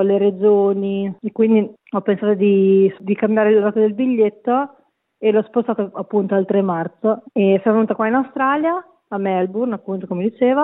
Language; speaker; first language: Italian; native; Italian